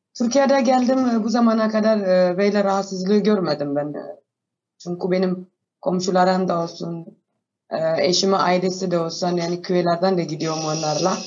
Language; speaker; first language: Turkish; non-native, learner; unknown